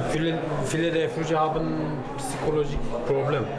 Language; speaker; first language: German; non-native, learner; Turkish